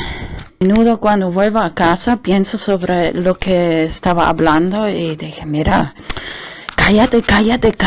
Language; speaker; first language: Spanish; non-native, fluent; German